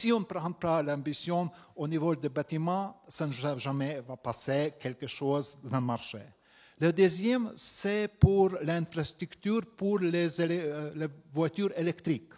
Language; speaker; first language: French; non-native, fluent; Latvian